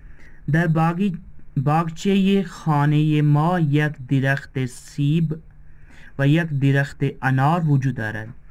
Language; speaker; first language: Persian; non-native, fluent; Urdu